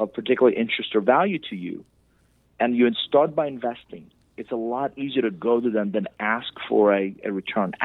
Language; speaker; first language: English; non-native, fluent; Persian